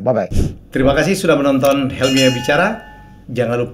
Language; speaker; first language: Indonesian; native; Indonesian